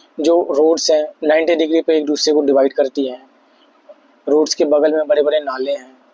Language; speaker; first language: Hindi; native; Hindi